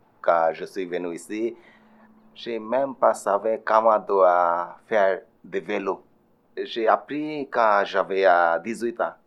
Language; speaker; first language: French; non-native, learner; Bangla